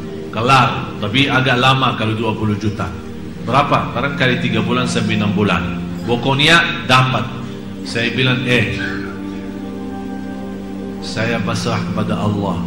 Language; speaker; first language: Indonesian; non-native, fluent; Arabic